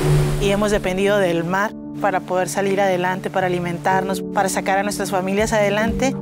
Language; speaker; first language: Spanish; native; Spanish